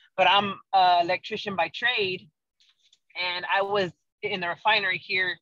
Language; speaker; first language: English; native; English